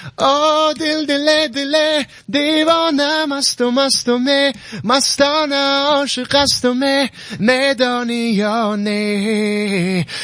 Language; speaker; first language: Tajik; non-native, local second language; Shughni